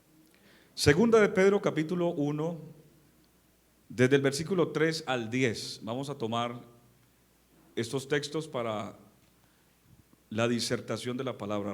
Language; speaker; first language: Spanish; native; Spanish